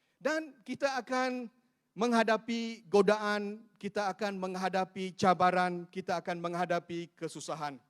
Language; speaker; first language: Malay; non-native, local second language; Chinese